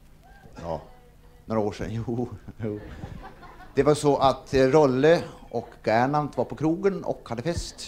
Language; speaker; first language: Swedish; native; Swedish